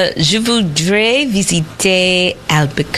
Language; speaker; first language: French; non-native, learner; English